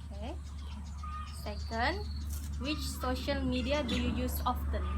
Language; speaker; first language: English; non-native, learner; Malay